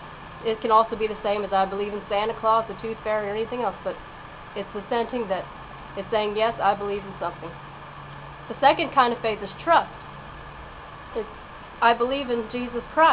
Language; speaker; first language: English; native; English